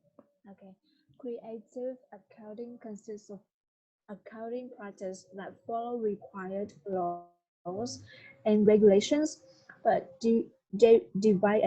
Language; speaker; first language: English; non-native, learner; Vietnamese